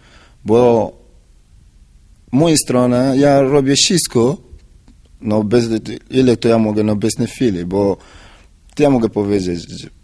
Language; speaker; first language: Polish; non-native, learner; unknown